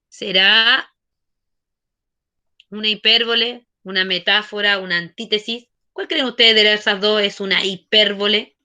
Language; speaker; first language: Spanish; native; Spanish